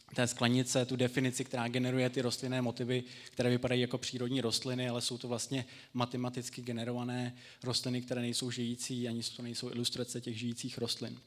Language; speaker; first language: Czech; native; Czech